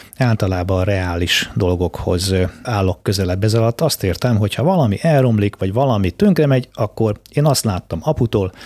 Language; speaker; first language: Hungarian; native; Hungarian